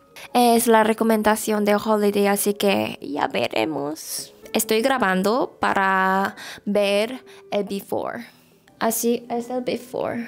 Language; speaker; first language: Spanish; non-native, fluent; Korean